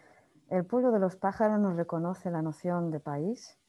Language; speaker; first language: Spanish; native; Spanish